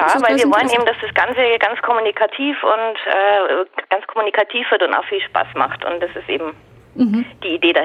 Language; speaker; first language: German; native; German